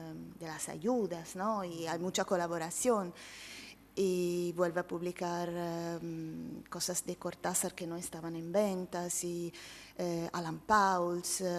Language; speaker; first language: Spanish; non-native, fluent; Italian